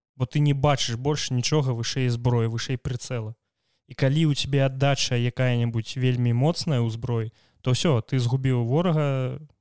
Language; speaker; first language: Belarusian; non-native, local second language; Russian